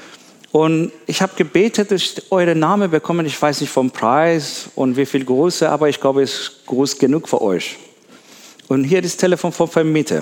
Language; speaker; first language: German; non-native, learner; Persian